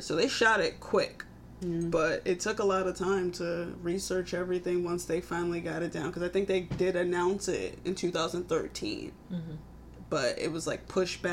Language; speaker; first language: English; native; English